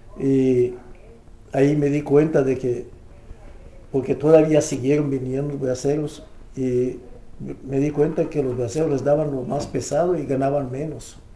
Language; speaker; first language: Spanish; native; Spanish